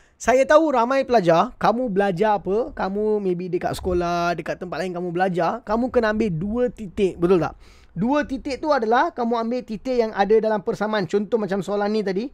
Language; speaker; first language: Malay; non-native, local second language; Tamil